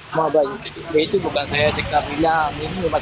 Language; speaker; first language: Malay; non-native, learner; Rohingya